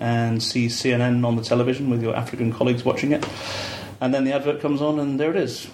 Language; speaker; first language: English; native; English